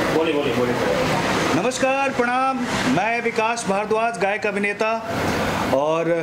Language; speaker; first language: Hindi; native; Hindi